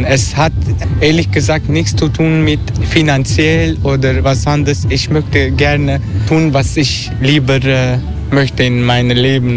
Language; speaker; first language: German; non-native, learner; Turkish